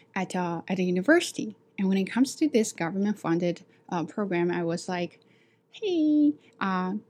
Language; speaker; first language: English; non-native, fluent; Chinese